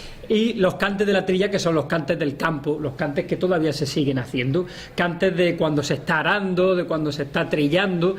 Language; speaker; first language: Spanish; native; Spanish